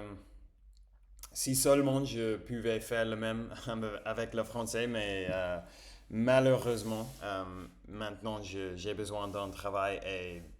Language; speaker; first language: French; non-native, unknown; English